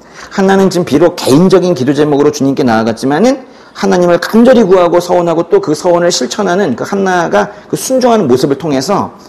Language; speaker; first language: Korean; native; Korean